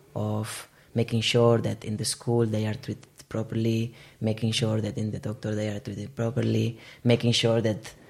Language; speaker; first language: English; non-native, fluent; Spanish